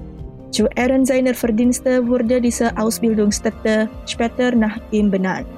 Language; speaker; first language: German; non-native, fluent; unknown